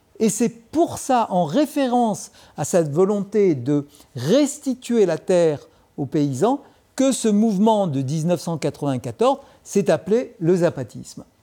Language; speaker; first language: French; native; French